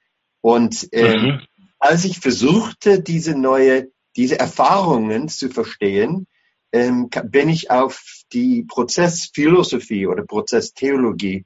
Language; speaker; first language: German; non-native, fluent; English